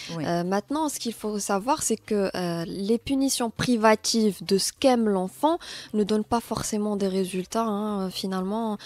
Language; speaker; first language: French; non-native, local second language; Arabic